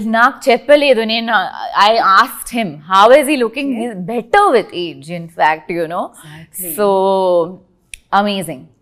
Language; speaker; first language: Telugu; non-native, learner; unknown